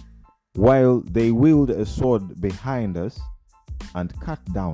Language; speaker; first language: English; non-native, local second language; Ganda